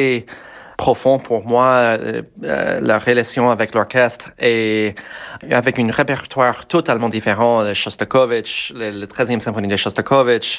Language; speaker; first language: French; non-native, fluent; English